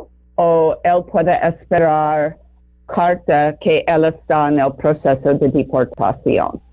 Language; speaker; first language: Spanish; non-native, fluent; English